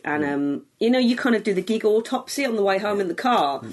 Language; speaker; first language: English; native; English